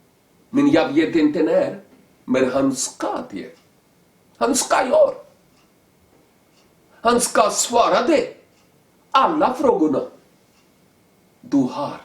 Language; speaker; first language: Swedish; non-native, learner; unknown